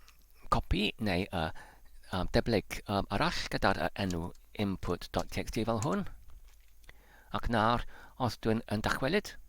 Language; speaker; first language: Welsh; non-native, learner; English